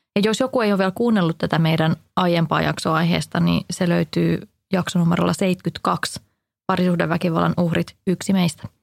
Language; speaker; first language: Finnish; native; Finnish